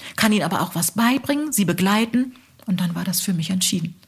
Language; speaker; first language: German; early bilingual, other home language; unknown